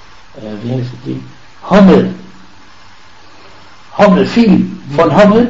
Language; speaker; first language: German; non-native, fluent; Arabic